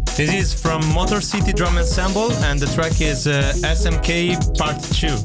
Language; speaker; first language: English; non-native, fluent; Italian